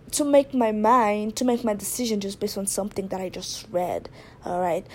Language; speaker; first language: English; non-native, fluent; Haitian Creole